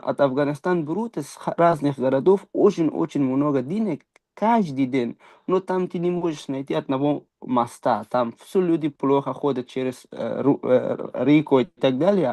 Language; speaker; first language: Russian; non-native, fluent; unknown